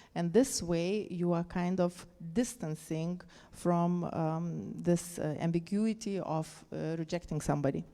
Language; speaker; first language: English; non-native, fluent; Lithuanian